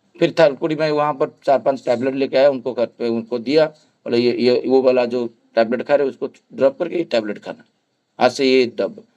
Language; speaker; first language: Hindi; non-native, local second language; Bangla